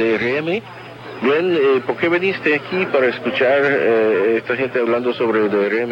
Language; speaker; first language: Spanish; non-native, fluent; English